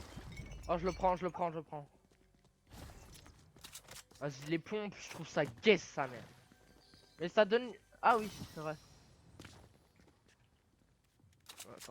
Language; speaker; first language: French; native; French